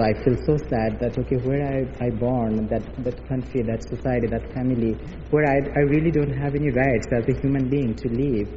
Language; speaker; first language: English; non-native, local second language; Bangla